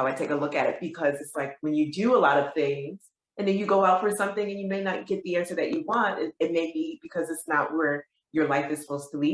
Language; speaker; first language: English; native; English